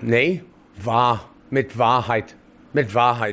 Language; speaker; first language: German; non-native, fluent; English